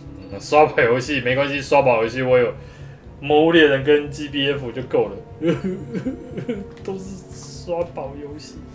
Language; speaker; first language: Chinese; native; Chinese